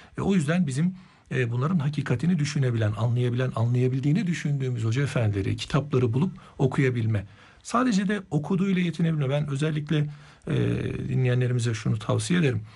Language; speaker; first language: Turkish; native; Turkish